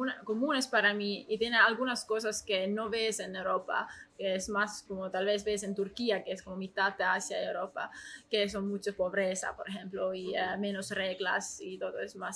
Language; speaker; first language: Spanish; non-native, learner; Estonian